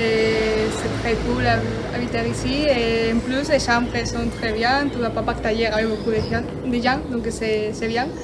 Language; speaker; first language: French; non-native, learner; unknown